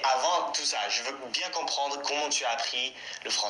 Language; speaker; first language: French; non-native, fluent; English